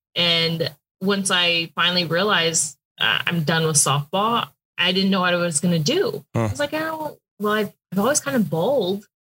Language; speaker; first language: English; native; English